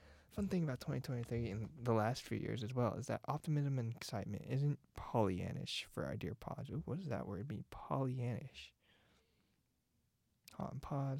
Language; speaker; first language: English; native; English